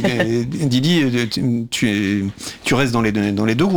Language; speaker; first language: French; native; French